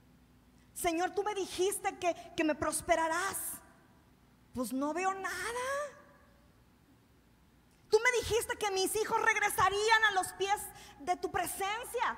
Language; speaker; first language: Spanish; native; Spanish